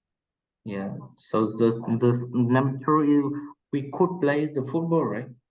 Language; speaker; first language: English; non-native, learner; Vietnamese